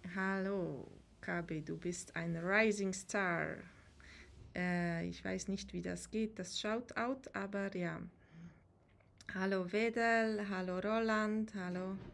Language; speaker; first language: German; native; German